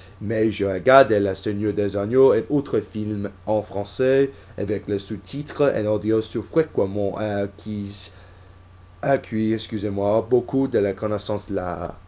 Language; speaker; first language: French; non-native, learner; English